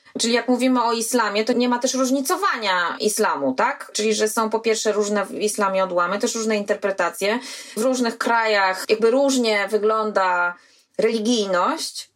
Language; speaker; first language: Polish; native; Polish